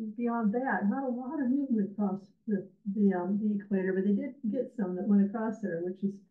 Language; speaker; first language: English; native; English